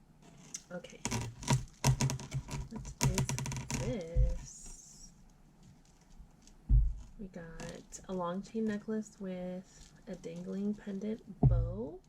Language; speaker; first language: English; native; English